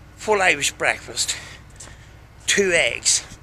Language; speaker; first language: English; native; English